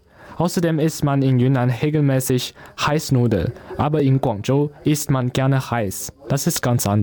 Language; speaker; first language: German; non-native, learner; Chinese